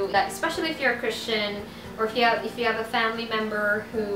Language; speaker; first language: English; non-native, local second language; Filipino